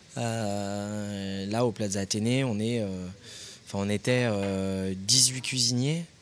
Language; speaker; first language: French; native; French